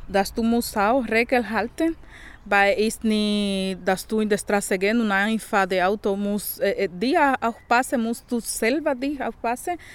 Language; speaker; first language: German; non-native, learner; Spanish